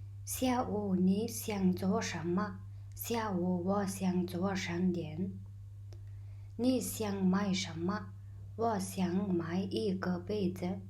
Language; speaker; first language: Chinese; non-native, fluent; Mongolian